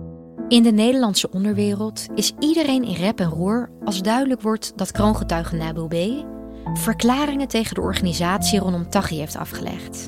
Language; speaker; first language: Dutch; native; Dutch